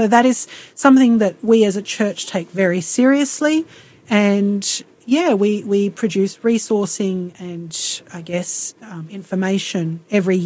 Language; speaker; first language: English; native; English